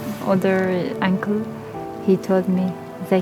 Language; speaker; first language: English; non-native, learner; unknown